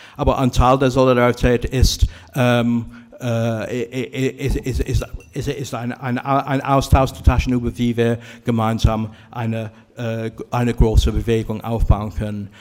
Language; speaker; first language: German; non-native, fluent; English